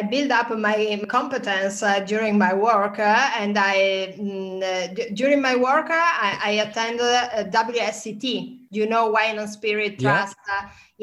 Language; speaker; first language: English; non-native, fluent; Italian